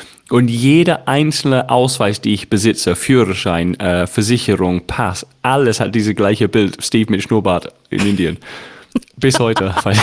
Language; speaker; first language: German; non-native, fluent; English